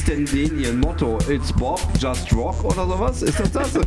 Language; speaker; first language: German; native; German